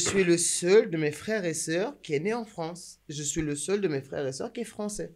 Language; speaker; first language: French; native; French